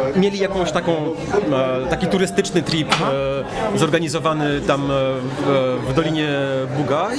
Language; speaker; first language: Polish; early bilingual, heritage; Polish